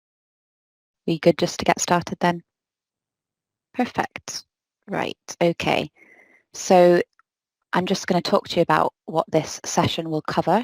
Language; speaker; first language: English; native; English